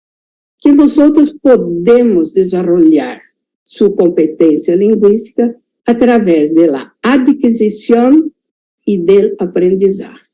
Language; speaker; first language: Spanish; non-native, fluent; Portuguese